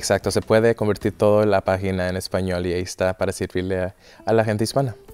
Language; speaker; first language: Spanish; early bilingual, heritage; Spanish